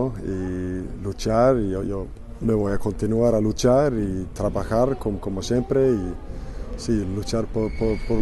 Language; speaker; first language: Spanish; non-native, fluent; Icelandic